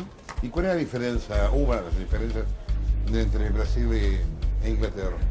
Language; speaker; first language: Portuguese; non-native, learner; Spanish